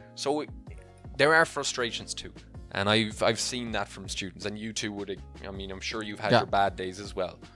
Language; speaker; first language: English; native; English